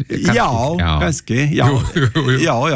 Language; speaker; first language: Icelandic; non-native, learner; Italian